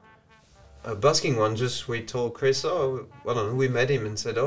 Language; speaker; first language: English; non-native, fluent; French